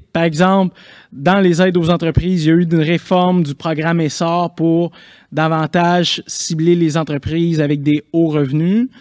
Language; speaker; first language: French; native; French